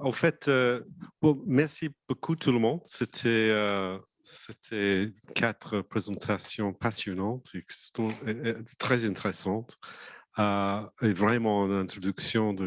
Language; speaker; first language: French; non-native, fluent; English